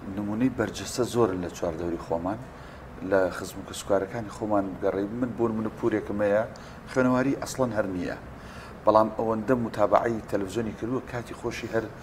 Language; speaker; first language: Central Kurdish; native; Central Kurdish